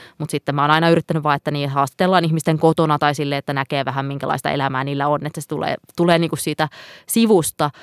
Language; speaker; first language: Finnish; non-native, local second language; Swedish